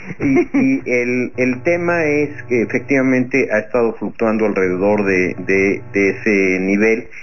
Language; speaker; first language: Spanish; native; Spanish